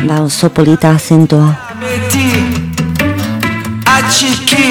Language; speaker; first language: Basque; non-native, local second language; Spanish